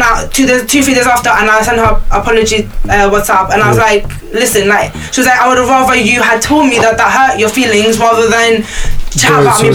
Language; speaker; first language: English; native; English